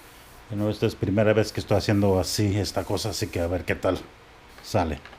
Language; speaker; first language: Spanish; early bilingual, heritage; Spanish